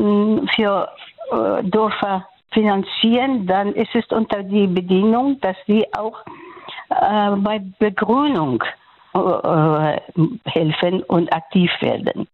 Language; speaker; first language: German; non-native, fluent; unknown